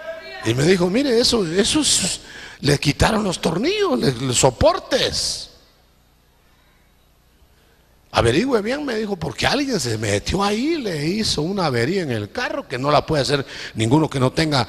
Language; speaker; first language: Spanish; native; Spanish